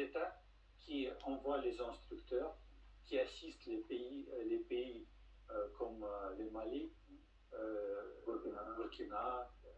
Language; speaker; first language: French; non-native, fluent; Russian